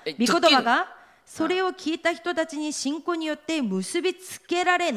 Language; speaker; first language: Japanese; non-native, fluent; Korean